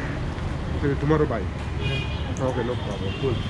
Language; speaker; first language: English; non-native, learner; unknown